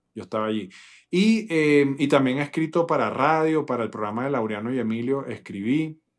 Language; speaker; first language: Spanish; non-native, local second language; English